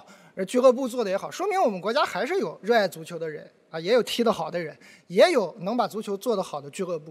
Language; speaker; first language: Chinese; native; Chinese